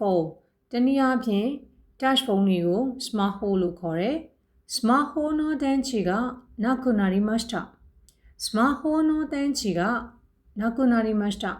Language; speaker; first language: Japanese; non-native, fluent; Burmese